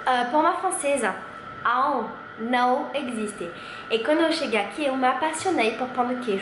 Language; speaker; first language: Portuguese; non-native, fluent; French